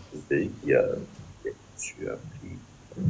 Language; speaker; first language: French; non-native, fluent; Georgian